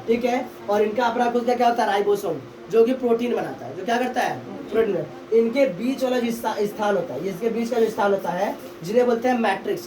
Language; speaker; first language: Hindi; native; Hindi